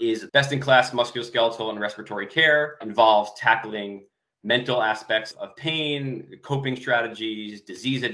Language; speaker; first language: English; native; English